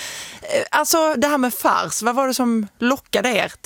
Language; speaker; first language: Swedish; native; Swedish